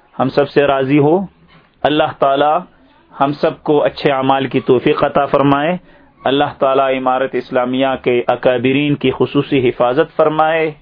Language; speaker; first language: Urdu; native; Urdu